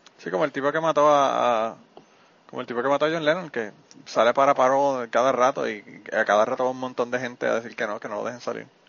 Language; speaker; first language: Spanish; native; Spanish